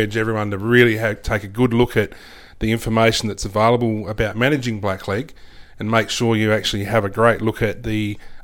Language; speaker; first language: English; native; English